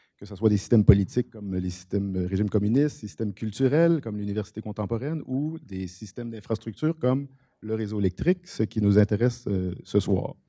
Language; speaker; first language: French; native; French